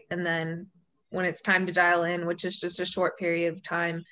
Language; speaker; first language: English; native; English